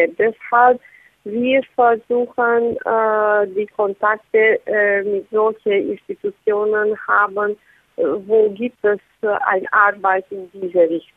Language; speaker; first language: German; non-native, learner; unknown